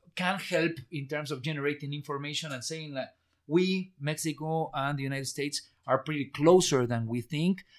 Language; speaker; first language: English; non-native, fluent; Spanish